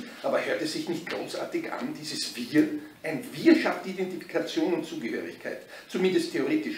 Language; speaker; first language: German; native; German